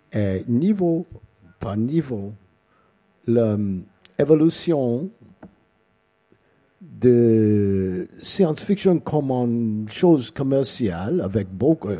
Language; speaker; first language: French; non-native, learner; English